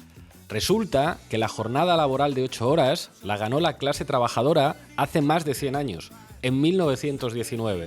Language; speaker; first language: Spanish; native; Spanish